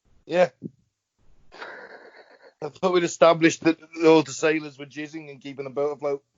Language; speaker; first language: English; native; English